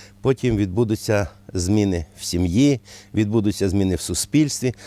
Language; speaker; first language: Ukrainian; native; Ukrainian